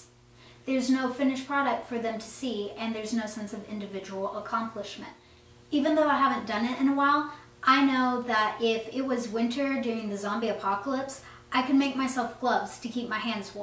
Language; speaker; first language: English; native; English